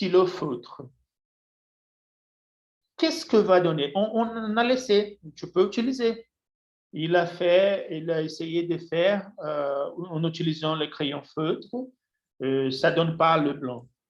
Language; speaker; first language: French; non-native, fluent; Portuguese